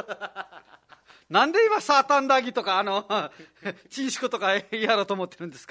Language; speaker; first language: Japanese; non-native, fluent; Nepali